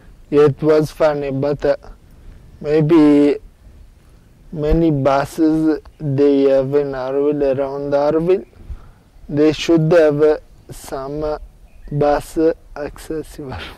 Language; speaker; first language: English; non-native, learner; Italian